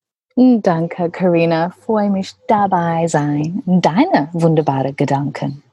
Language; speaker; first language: German; non-native, learner; English